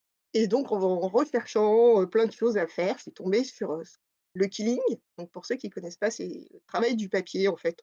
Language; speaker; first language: French; native; French